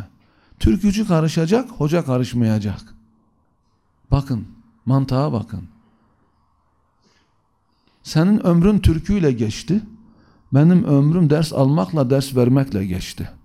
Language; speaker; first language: Turkish; native; Turkish